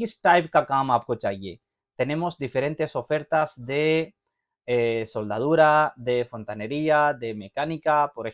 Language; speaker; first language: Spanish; non-native, fluent; Urdu